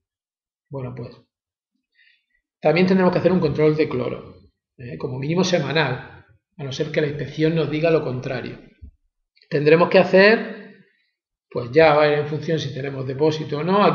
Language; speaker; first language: Spanish; native; Spanish